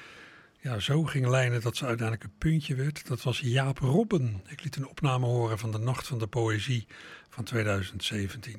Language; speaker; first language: Dutch; native; Dutch